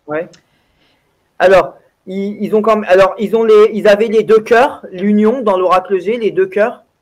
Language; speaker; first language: French; native; French